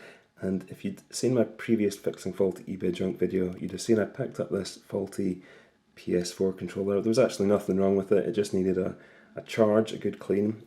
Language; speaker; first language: English; native; English